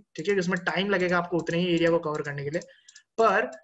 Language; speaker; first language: Hindi; native; Hindi